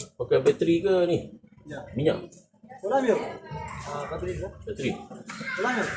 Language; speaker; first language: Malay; non-native, learner; Filipino